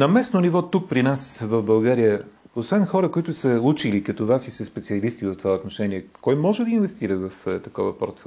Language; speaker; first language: Bulgarian; native; Bulgarian